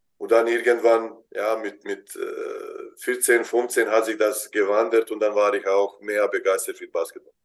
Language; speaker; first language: German; non-native, fluent; Bosnian